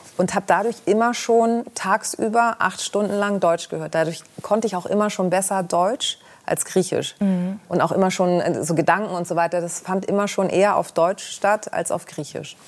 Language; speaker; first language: German; early bilingual, other home language; Greek